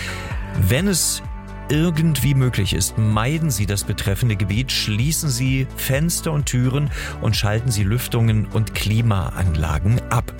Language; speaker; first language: German; native; German